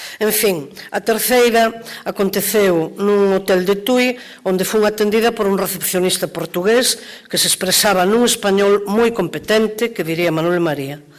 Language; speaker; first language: Galician; native; Galician